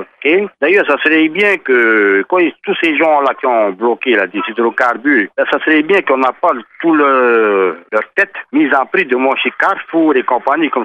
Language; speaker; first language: French; native; French